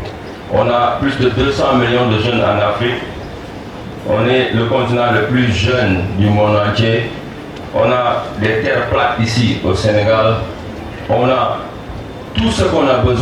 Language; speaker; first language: French; non-native, local second language; Wolof